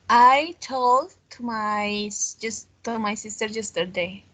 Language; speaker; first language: English; non-native, learner; Spanish